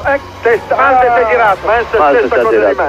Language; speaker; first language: Italian; native; Italian